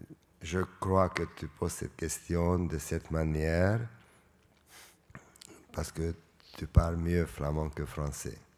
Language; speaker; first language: French; non-native, fluent; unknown